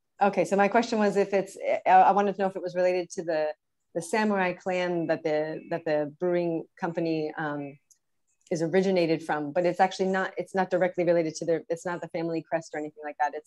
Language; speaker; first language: English; native; English